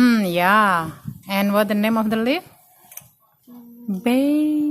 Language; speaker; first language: English; non-native, learner; Indonesian